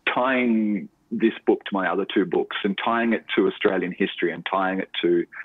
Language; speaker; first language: English; native; English